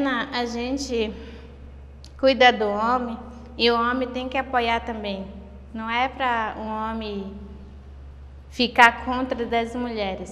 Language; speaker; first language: Portuguese; non-native, local second language; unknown